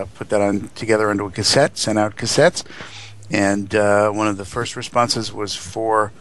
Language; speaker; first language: English; native; English